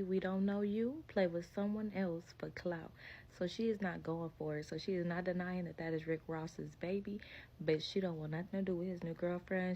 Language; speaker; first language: English; native; English